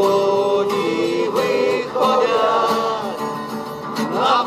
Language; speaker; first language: Russian; native; Russian